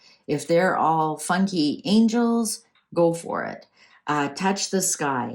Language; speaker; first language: English; native; English